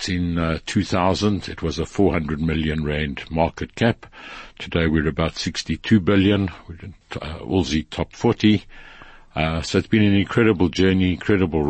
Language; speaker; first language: English; native; English